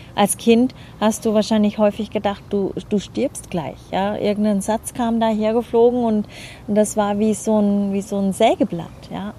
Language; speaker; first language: German; native; German